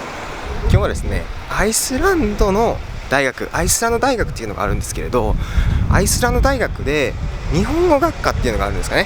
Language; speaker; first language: Japanese; native; Japanese